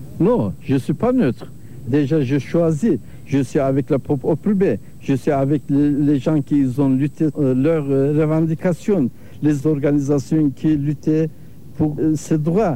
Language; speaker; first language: French; non-native, learner; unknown